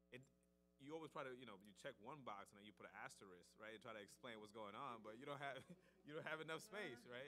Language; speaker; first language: English; native; English